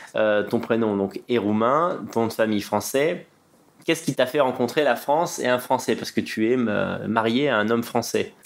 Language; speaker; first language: French; native; French